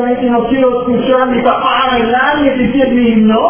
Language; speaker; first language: Spanish; non-native, fluent; English